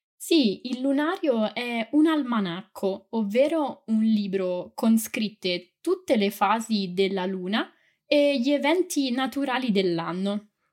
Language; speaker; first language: Italian; native; Italian